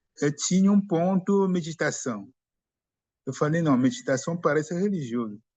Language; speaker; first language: Portuguese; non-native, fluent; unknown